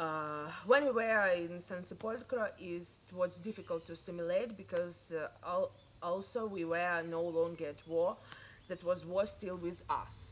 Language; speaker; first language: English; non-native, learner; Ukrainian